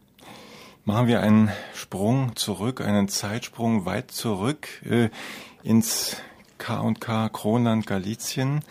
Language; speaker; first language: German; native; German